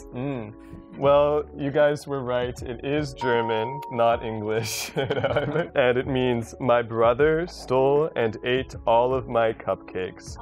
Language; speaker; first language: English; native; English